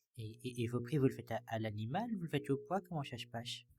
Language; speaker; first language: French; native; French